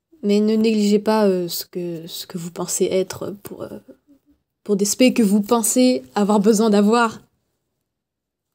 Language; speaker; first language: French; native; French